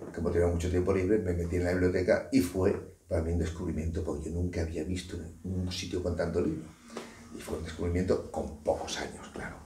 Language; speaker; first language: Spanish; native; Spanish